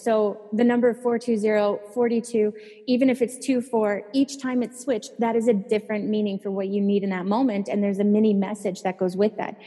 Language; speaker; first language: English; native; English